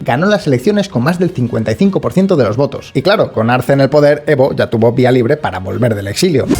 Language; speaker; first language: Spanish; native; Spanish